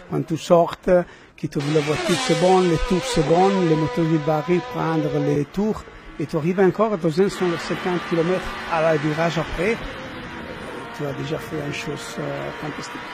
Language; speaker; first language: French; non-native, learner; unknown